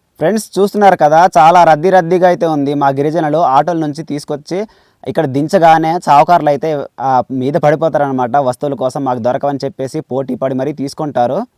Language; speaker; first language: Telugu; native; Telugu